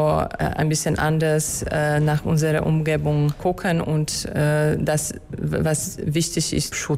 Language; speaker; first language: German; non-native, fluent; Polish